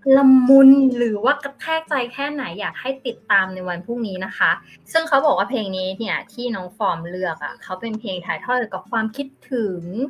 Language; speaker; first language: Thai; native; Thai